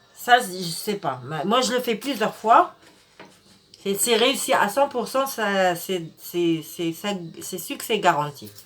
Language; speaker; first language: French; non-native, local second language; Arabic